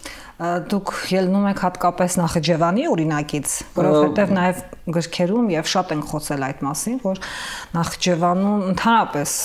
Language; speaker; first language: Armenian; native; Armenian